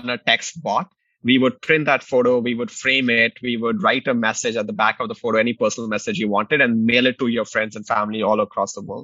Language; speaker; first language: English; non-native, local second language; Hindi